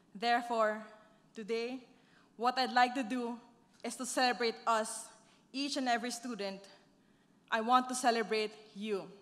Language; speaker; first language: English; non-native, local second language; Filipino